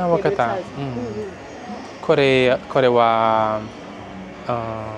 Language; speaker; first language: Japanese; non-native, learner; Portuguese